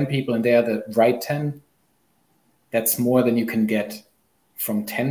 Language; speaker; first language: English; non-native, fluent; German